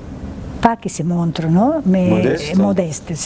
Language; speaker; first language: French; non-native, fluent; Spanish